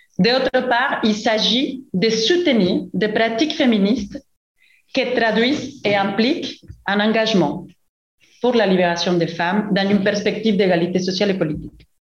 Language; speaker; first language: French; non-native, fluent; Spanish